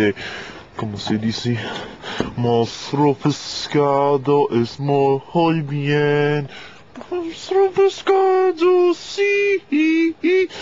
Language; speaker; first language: Spanish; non-native, learner; English